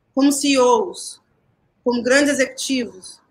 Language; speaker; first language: Portuguese; native; Portuguese